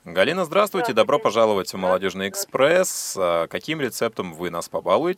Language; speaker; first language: Russian; native; Russian